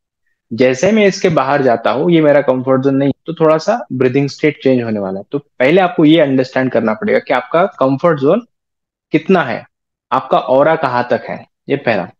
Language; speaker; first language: Hindi; native; Hindi